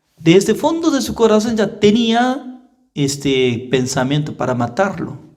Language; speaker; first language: Spanish; non-native, fluent; Korean